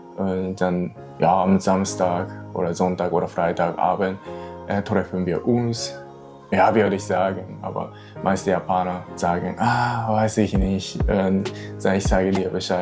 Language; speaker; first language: German; non-native, learner; Japanese